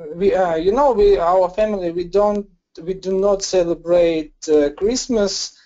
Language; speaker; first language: English; non-native, local second language; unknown